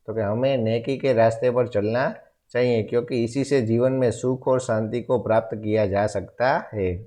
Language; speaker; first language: Hindi; non-native, local second language; Gujarati